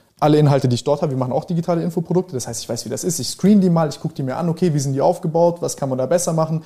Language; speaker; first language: German; early bilingual, other home language; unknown